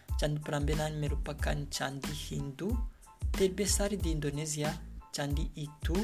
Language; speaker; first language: Indonesian; non-native, learner; Kinyarwanda